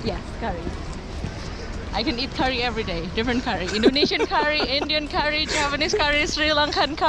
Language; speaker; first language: English; non-native, local second language; Indonesian